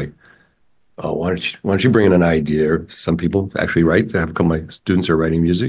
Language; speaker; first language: English; native; English